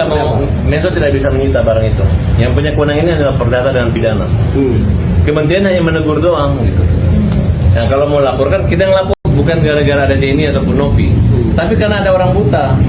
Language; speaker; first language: Indonesian; native; Indonesian